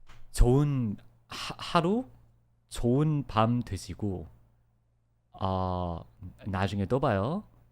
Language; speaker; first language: Korean; early bilingual, heritage; Korean